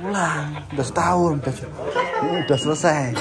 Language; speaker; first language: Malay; non-native, local second language; Javanese